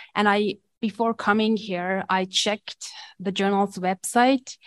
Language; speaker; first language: English; non-native, fluent; Estonian